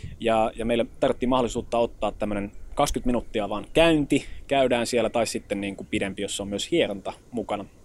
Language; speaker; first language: Finnish; early bilingual, other home language; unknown